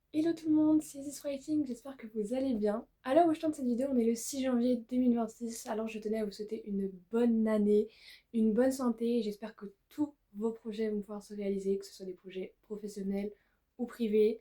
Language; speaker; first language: French; native; French